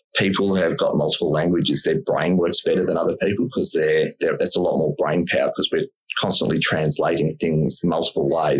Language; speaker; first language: English; native; English